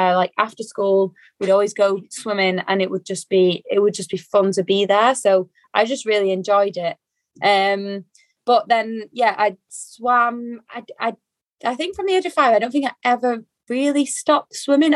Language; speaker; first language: English; native; English